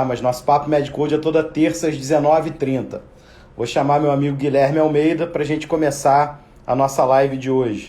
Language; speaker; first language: Portuguese; native; Portuguese